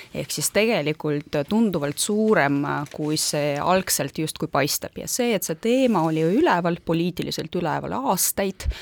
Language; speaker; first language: Estonian; non-native, local second language; Russian